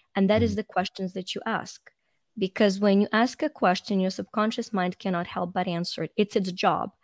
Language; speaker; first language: English; non-native, fluent; Ukrainian